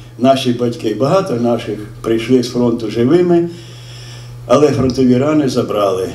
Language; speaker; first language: Ukrainian; native; Ukrainian